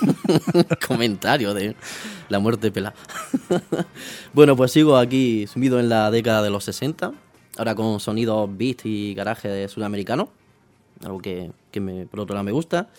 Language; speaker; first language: Spanish; native; Spanish